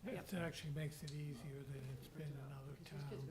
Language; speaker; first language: English; native; English